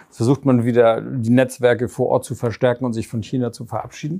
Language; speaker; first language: German; native; German